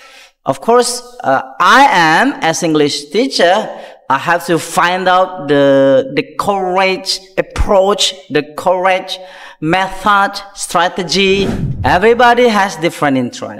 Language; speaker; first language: English; non-native, fluent; Indonesian